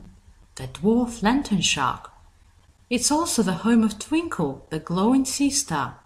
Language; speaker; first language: English; native; English